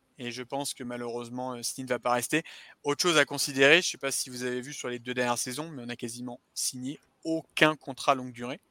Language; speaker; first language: French; native; French